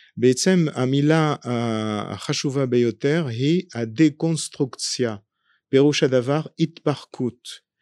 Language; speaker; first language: Hebrew; non-native, fluent; French